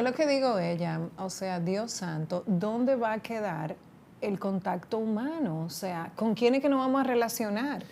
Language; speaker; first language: Spanish; native; Spanish